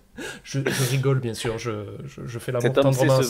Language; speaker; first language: French; native; French